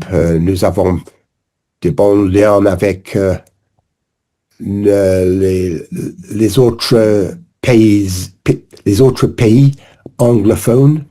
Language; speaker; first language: French; non-native, learner; English